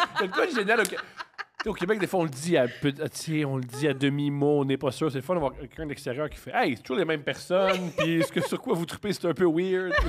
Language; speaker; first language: French; native; French